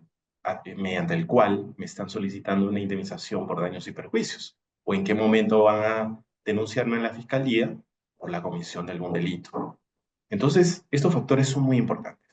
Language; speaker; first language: Spanish; native; Spanish